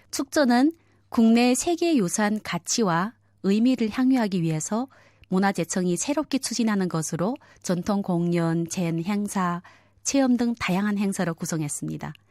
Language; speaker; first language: Korean; native; Korean